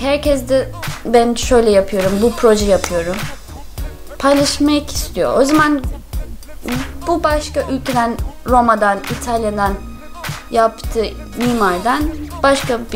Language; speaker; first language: Turkish; non-native, learner; English